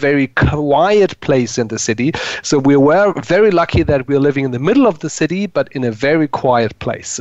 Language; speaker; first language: English; non-native, fluent; German